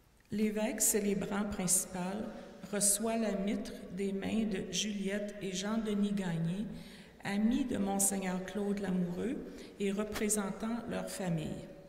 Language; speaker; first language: French; native; French